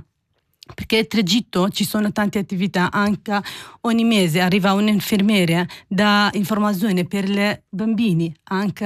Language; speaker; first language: Italian; non-native, learner; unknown